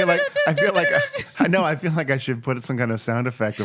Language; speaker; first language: English; native; English